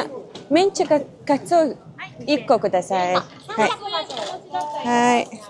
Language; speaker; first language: Japanese; non-native, learner; Mongolian